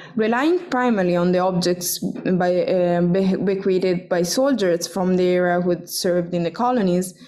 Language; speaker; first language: English; non-native, fluent; Italian